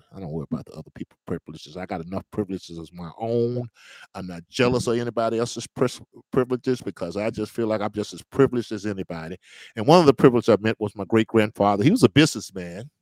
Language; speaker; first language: English; native; English